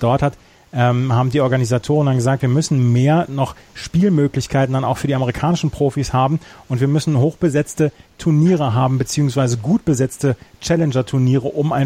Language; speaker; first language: German; native; German